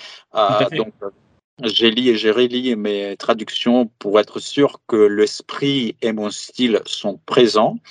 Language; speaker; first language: French; non-native, fluent; Greek